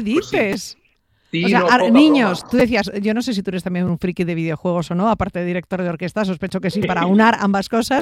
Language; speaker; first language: Spanish; native; Spanish